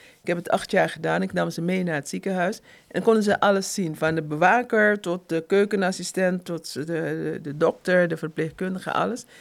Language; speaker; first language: Dutch; native; Dutch